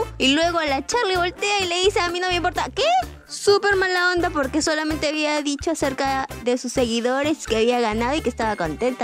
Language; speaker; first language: Spanish; native; Spanish